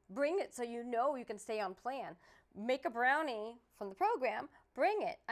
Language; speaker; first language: English; native; English